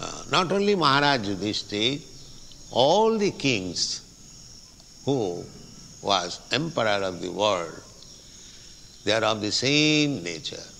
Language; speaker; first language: English; non-native, local second language; Bangla